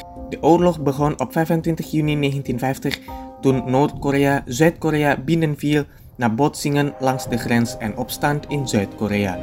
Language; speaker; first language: Dutch; non-native, fluent; Indonesian